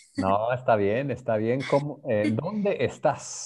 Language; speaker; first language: Spanish; non-native, fluent; English